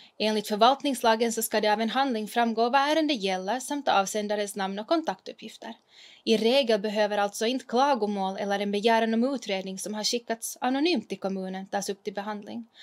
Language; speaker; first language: Swedish; native; Swedish